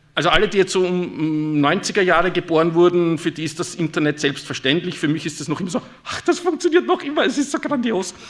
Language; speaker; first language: German; native; German